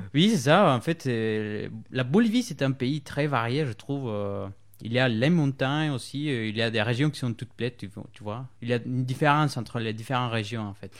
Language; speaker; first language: French; non-native, fluent; Spanish